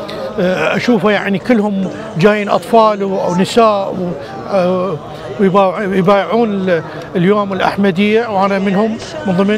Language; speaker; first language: Arabic; native; Arabic